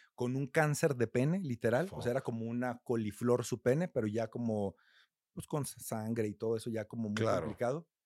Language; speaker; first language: Spanish; native; Spanish